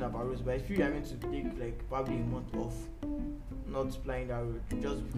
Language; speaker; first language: English; non-native, local second language; Yoruba